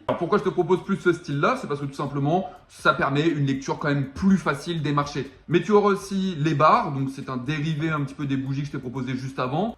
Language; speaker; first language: French; native; French